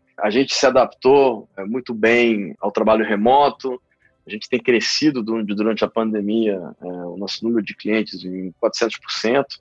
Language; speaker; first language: Portuguese; early bilingual, other home language; Spanish